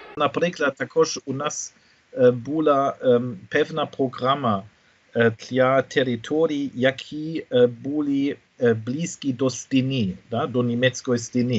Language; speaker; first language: Ukrainian; non-native, fluent; German